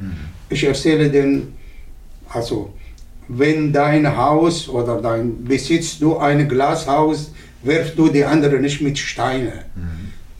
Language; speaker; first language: German; non-native, learner; Arabic